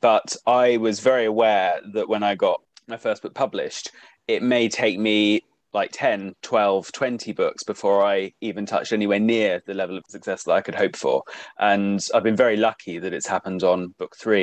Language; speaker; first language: English; native; English